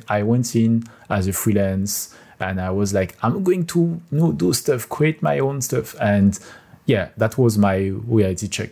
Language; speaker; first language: English; non-native, fluent; French